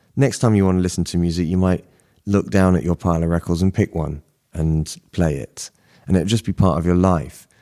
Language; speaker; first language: English; native; English